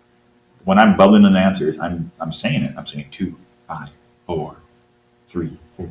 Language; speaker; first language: English; native; English